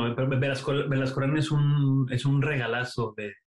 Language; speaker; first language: Spanish; native; Spanish